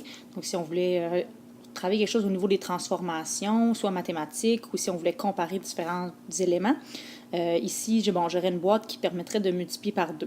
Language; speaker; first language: French; native; French